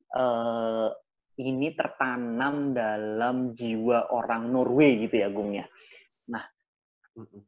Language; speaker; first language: Indonesian; native; Indonesian